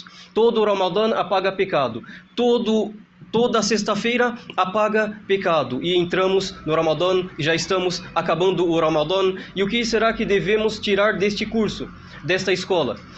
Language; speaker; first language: Portuguese; native; Portuguese